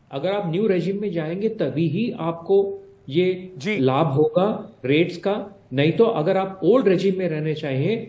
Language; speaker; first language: Hindi; native; Hindi